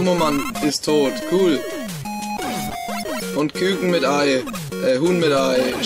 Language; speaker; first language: German; native; German